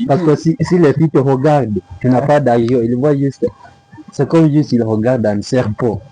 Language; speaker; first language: French; non-native, learner; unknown